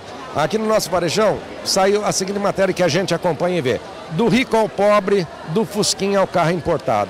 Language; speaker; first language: Portuguese; native; Portuguese